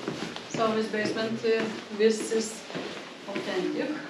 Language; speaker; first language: English; non-native, learner; Lithuanian